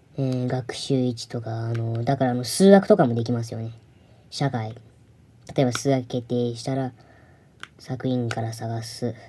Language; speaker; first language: Japanese; native; Japanese